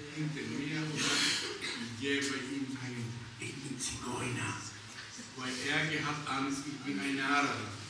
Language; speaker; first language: German; non-native, learner; Romany